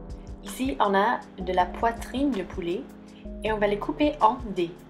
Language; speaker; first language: French; non-native, fluent; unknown